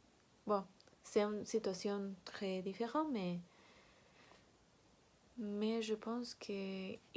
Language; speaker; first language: French; non-native, learner; Spanish